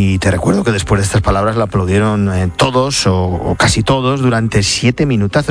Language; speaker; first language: Spanish; native; Spanish